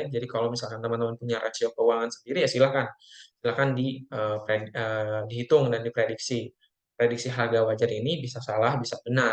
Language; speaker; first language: Indonesian; native; Indonesian